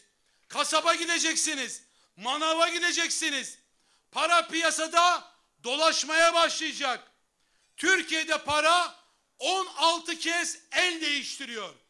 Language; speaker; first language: Turkish; native; Turkish